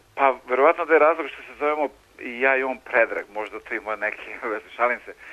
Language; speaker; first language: Serbian; native; Serbian